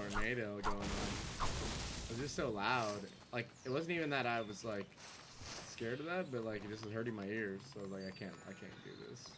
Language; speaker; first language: English; native; English